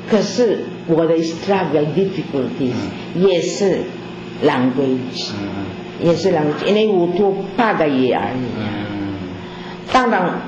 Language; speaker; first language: Chinese; non-native, learner; Filipino